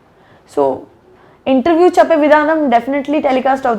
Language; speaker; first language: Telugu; non-native, learner; Gujarati